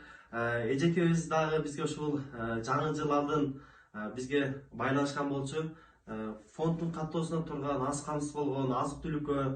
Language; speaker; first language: Kyrgyz; native; Kyrgyz